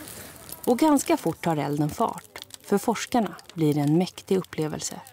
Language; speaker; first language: Swedish; native; Swedish